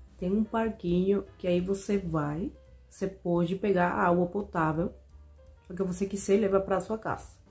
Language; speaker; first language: Portuguese; non-native, fluent; Spanish